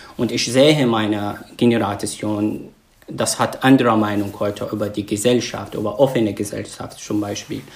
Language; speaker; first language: German; non-native, fluent; Arabic